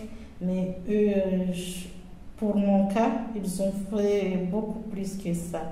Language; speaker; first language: French; non-native, local second language; Comorian